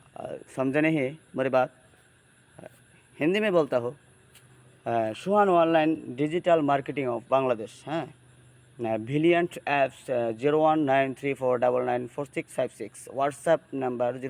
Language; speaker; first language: Hindi; non-native, learner; Bangla